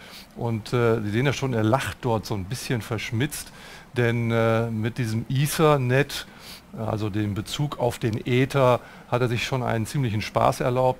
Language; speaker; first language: German; native; German